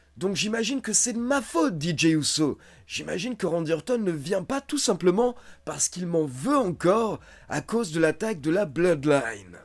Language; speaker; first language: French; native; French